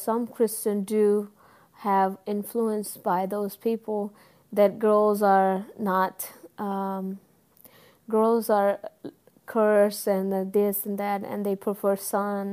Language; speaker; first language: English; non-native, local second language; Punjabi